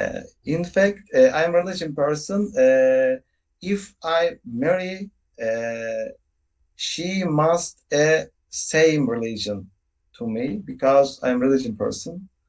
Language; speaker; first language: English; non-native, learner; Turkish